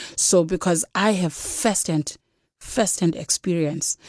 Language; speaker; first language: English; non-native, local second language; Xhosa